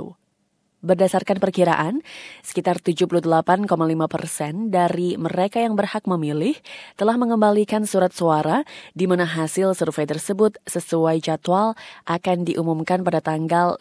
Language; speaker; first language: Indonesian; native; Indonesian